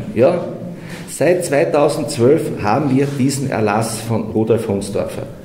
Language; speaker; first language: German; native; German